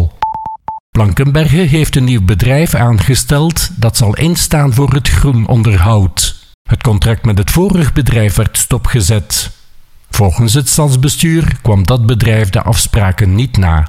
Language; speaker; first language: Dutch; native; Dutch